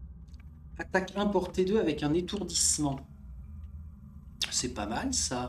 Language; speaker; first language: French; native; French